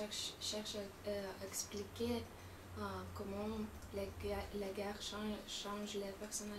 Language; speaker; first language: French; non-native, fluent; Lithuanian